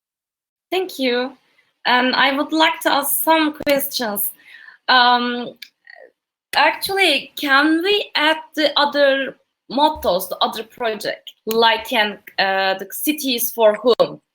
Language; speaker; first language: English; non-native, learner; Turkish